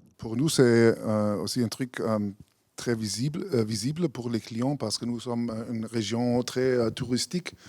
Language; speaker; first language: French; non-native, fluent; German